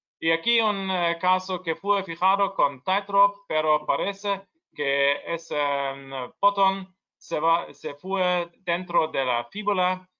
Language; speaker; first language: Spanish; non-native, learner; German